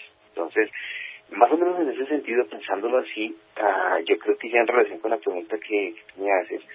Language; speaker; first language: Spanish; native; Spanish